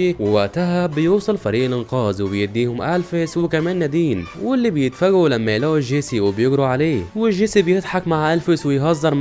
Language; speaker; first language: Arabic; native; Arabic